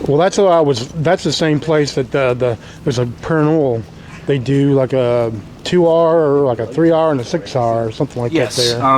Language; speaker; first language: English; native; English